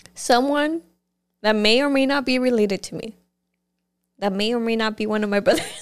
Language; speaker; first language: English; early bilingual, other home language; Spanish